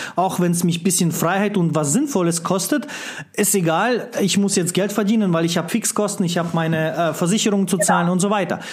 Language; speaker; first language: German; non-native, fluent; Russian